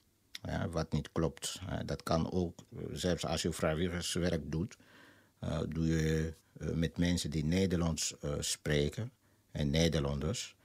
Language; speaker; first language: Dutch; non-native, fluent; Lingala